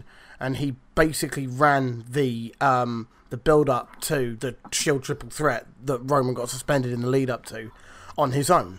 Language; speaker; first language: English; native; English